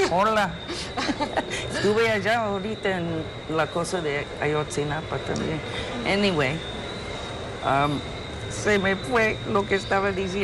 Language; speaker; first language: Spanish; non-native, fluent; English